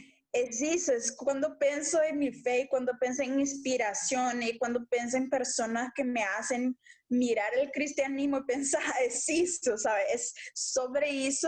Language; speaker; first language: Spanish; non-native, local second language; Portuguese